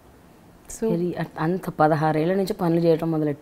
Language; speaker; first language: Telugu; native; Telugu